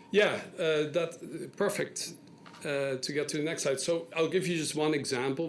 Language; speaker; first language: English; non-native, fluent; Dutch